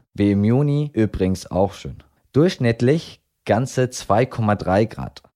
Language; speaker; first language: German; non-native, fluent; Arabic